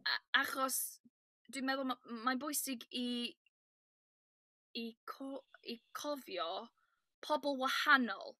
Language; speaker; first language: Welsh; non-native, learner; English